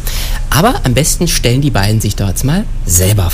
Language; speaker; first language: German; native; German